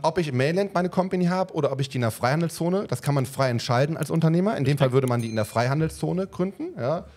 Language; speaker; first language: German; native; German